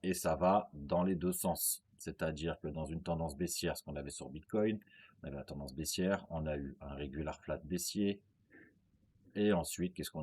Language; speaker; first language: French; native; French